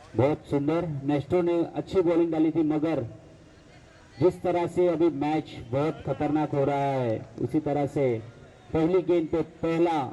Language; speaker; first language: Hindi; non-native, local second language; Marathi